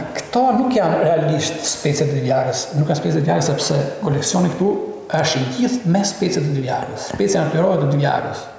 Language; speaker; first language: Albanian; native; Albanian